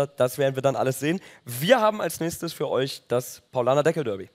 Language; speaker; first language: German; native; German